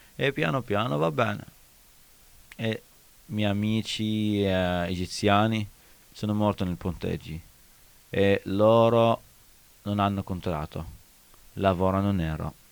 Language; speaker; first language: Italian; non-native, learner; Arabic